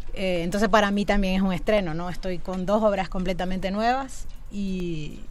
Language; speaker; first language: Spanish; native; Spanish